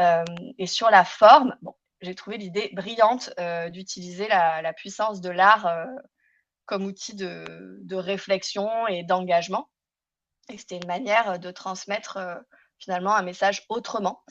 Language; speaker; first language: French; native; French